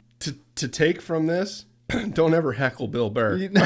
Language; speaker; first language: English; native; English